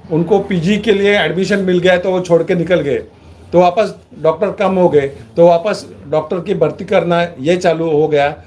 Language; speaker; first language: Hindi; non-native, local second language; Marathi